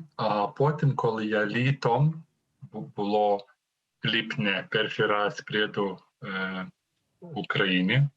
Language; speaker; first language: Ukrainian; non-native, learner; Lithuanian